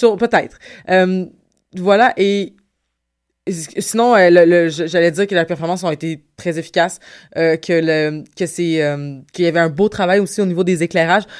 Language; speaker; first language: French; native; French